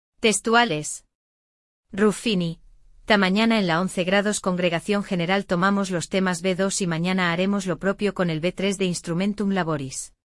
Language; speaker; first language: Spanish; native; Spanish